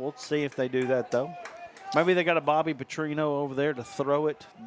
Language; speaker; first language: English; native; English